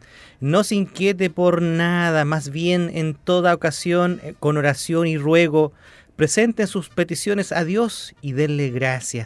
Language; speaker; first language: Spanish; native; Spanish